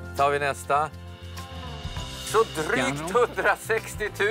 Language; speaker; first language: Swedish; native; Swedish